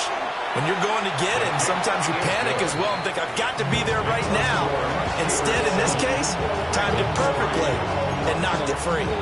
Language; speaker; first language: English; native; English